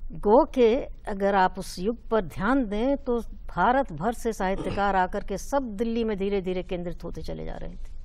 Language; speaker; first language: Hindi; native; Hindi